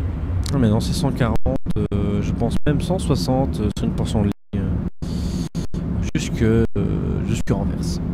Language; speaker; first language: French; native; French